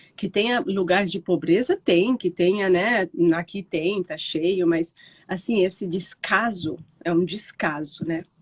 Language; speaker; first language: Portuguese; non-native, fluent; Italian